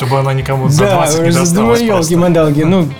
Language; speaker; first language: Russian; native; Russian